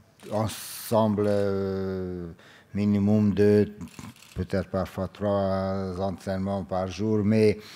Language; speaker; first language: French; non-native, fluent; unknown